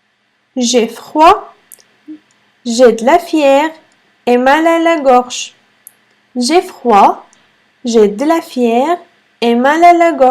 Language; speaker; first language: French; non-native, fluent; Arabic